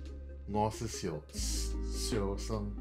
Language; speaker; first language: Chinese; non-native, learner; English